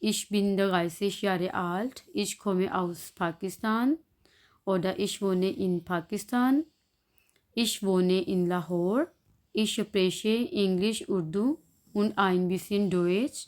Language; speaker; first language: German; non-native, fluent; Urdu